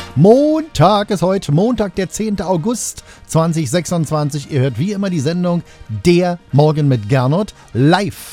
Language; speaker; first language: German; native; German